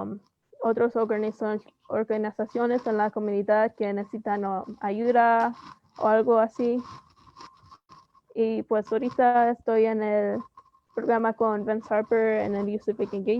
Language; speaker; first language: Spanish; early bilingual, heritage; Spanish